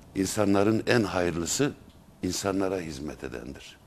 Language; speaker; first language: Turkish; native; Turkish